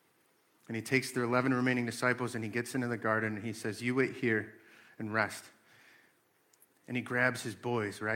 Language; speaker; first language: English; native; English